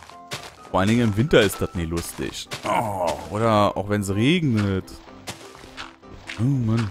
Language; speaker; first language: German; native; German